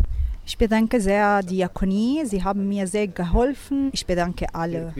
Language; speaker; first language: German; non-native, learner; Arabic